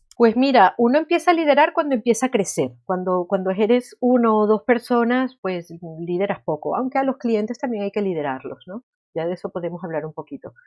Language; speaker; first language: Spanish; native; Spanish